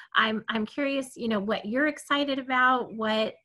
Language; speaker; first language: English; native; English